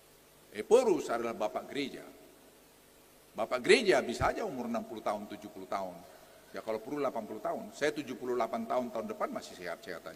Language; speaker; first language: Indonesian; native; Indonesian